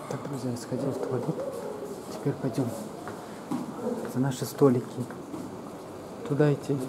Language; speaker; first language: Russian; native; Russian